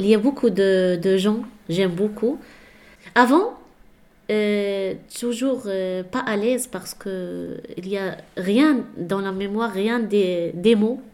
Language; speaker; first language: French; non-native, learner; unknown